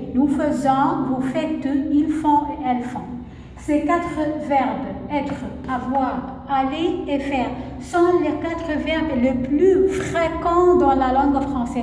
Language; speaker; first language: French; non-native, fluent; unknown